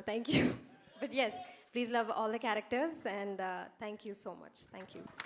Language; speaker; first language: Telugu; non-native, learner; Malayalam